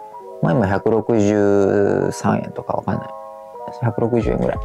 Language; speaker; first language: Japanese; native; Japanese